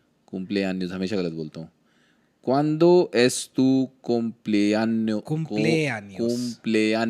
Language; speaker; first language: Spanish; non-native, learner; Hindi